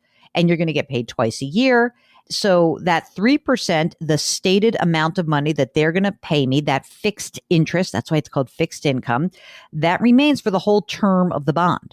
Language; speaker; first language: English; native; English